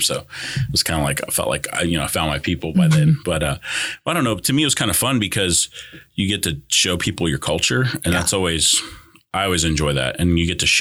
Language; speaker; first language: English; early bilingual, other home language; Spanish